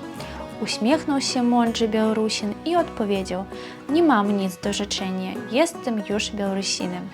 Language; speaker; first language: Polish; non-native, fluent; Belarusian